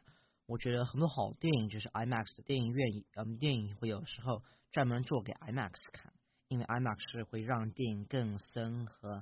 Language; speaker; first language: Chinese; early bilingual, heritage; English